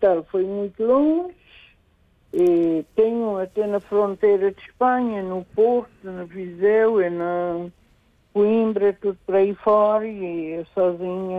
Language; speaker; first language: Portuguese; non-native, local second language; Kabuverdianu